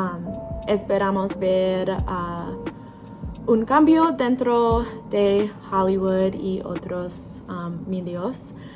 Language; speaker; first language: Spanish; non-native, learner; English